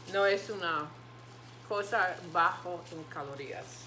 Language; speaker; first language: Spanish; non-native, learner; English